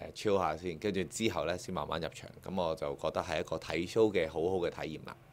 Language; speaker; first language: Cantonese; native; Cantonese